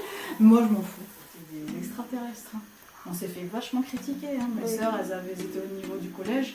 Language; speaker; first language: French; native; French